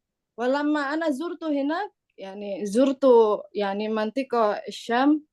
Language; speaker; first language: Arabic; non-native, learner; Indonesian